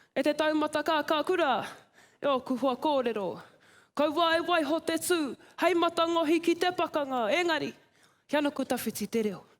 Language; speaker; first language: Māori; native; Māori